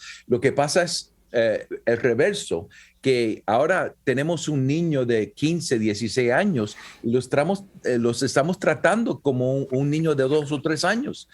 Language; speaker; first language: Spanish; early bilingual, heritage; Spanish